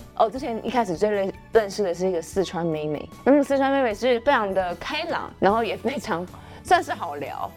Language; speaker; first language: Chinese; native; Chinese